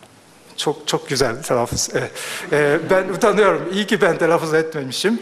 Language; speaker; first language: Turkish; non-native, fluent; Japanese